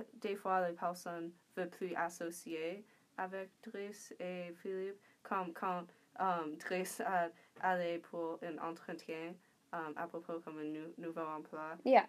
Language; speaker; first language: French; non-native, learner; English